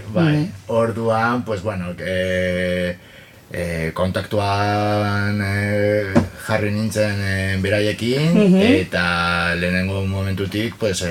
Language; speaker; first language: Basque; non-native, local second language; Spanish